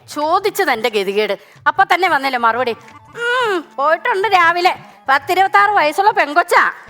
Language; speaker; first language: Malayalam; native; Malayalam